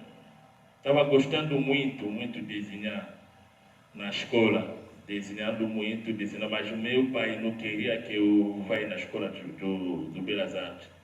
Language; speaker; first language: Portuguese; non-native, learner; Lingala